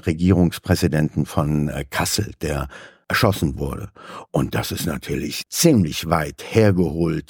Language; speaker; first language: German; native; German